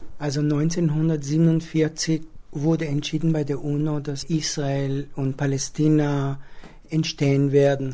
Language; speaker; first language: German; non-native, fluent; Hebrew